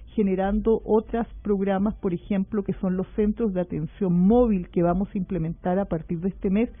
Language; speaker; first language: Spanish; native; Spanish